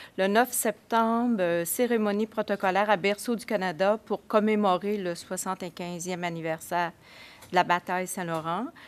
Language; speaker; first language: French; native; French